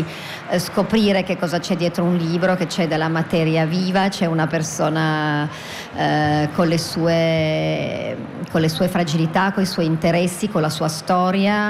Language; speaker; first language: Italian; native; Italian